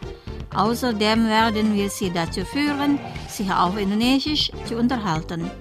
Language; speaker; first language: German; non-native, fluent; Indonesian